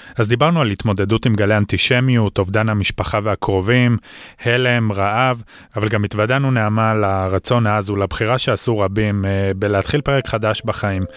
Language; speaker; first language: Hebrew; native; Hebrew